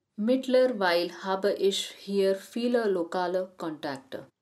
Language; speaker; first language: German; non-native, learner; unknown